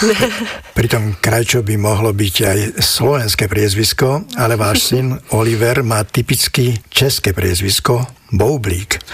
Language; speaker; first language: Slovak; native; Slovak